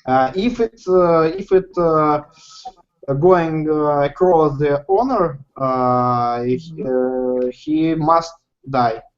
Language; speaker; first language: English; non-native, learner; Russian